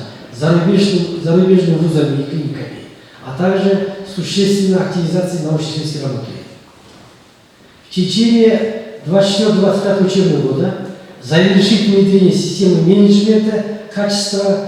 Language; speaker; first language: Russian; non-native, local second language; Kazakh